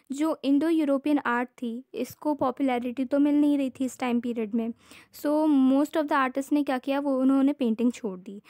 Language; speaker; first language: Hindi; native; Hindi